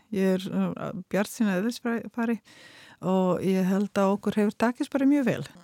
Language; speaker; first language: Icelandic; non-native, fluent; Croatian